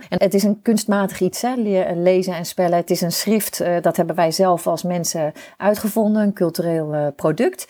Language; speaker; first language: Dutch; native; Dutch